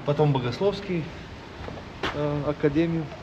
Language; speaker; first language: Russian; non-native, learner; Bulgarian